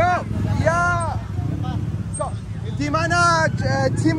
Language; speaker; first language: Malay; non-native, learner; Persian